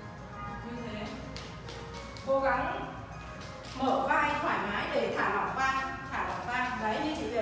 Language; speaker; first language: Vietnamese; native; Vietnamese